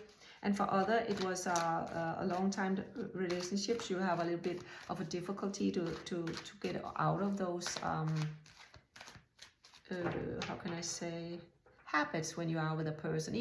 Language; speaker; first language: English; non-native, fluent; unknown